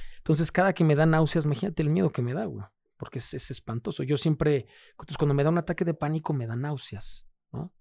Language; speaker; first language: Spanish; native; Spanish